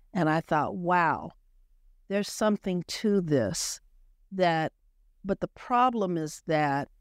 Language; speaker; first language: English; native; English